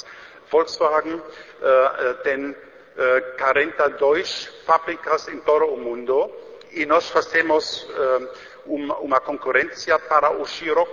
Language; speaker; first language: Portuguese; non-native, learner; German